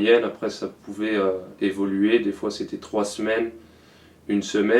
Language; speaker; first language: French; native; French